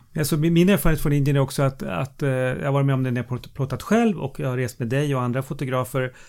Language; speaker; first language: Swedish; native; Swedish